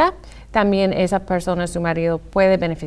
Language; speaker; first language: Spanish; non-native, fluent; English